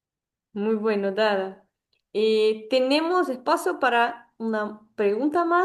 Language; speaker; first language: Spanish; non-native, fluent; Portuguese